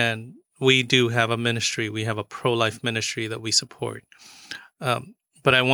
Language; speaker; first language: English; native; English